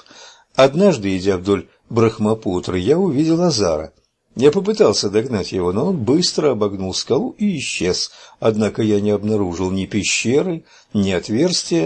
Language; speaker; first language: Russian; native; Russian